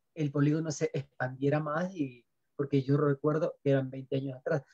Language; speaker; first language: Spanish; native; Spanish